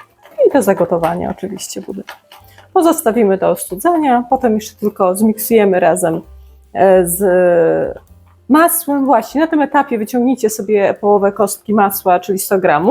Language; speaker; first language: Polish; native; Polish